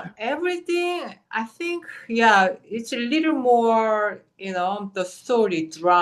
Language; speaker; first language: English; non-native, fluent; Korean